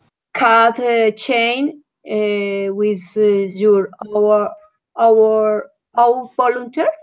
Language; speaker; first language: English; non-native, learner; Spanish